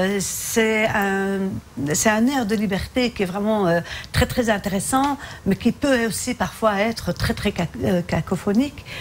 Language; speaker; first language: French; early bilingual, other home language; Arabic